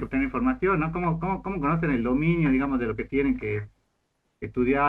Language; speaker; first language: Spanish; native; Spanish